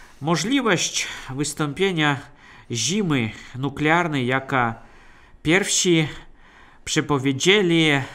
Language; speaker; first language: Polish; non-native, fluent; Russian